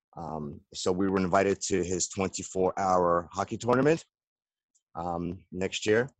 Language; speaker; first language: English; native; English